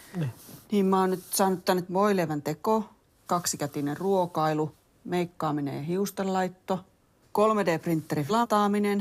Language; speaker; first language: Finnish; native; Finnish